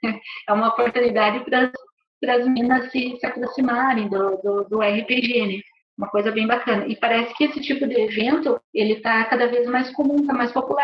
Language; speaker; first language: Portuguese; native; Portuguese